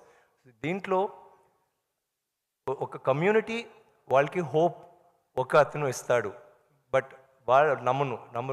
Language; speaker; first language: Telugu; non-native, learner; Tamil